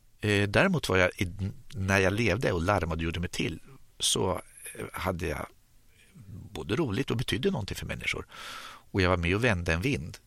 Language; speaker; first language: Swedish; native; Swedish